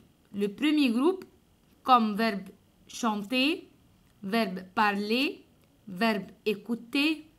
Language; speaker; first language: French; non-native, fluent; Arabic